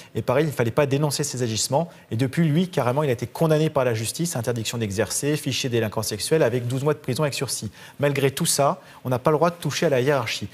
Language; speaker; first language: French; native; French